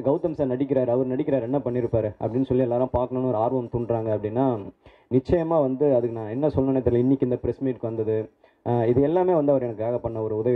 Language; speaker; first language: Tamil; native; Tamil